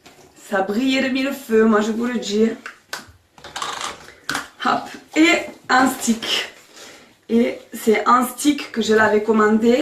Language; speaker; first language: French; native; French